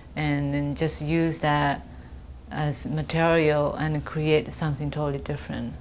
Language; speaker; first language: English; non-native, fluent; Japanese